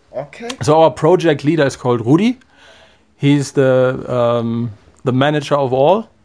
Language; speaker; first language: English; non-native, fluent; German